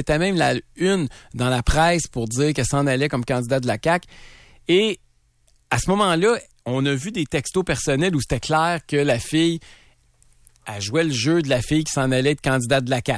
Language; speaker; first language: French; native; French